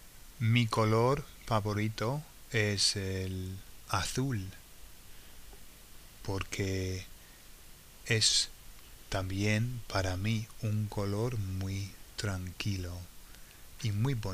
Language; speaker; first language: Spanish; non-native, fluent; English